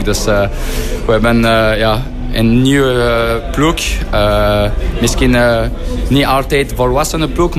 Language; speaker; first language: Dutch; non-native, fluent; French